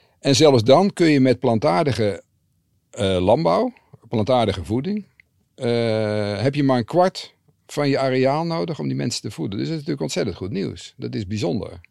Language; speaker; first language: Dutch; native; Dutch